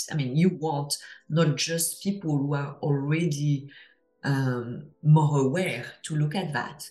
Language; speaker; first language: English; non-native, fluent; French